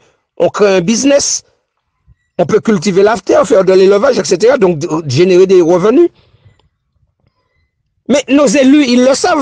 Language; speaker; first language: French; native; French